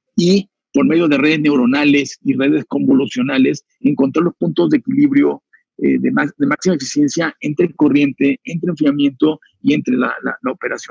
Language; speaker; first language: Spanish; native; Spanish